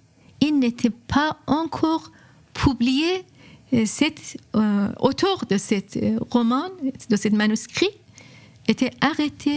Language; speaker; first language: French; non-native, fluent; Persian